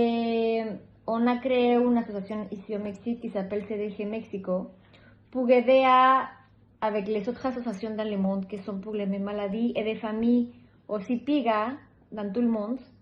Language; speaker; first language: French; non-native, learner; Spanish